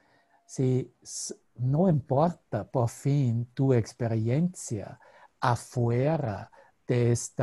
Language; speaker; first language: Spanish; non-native, fluent; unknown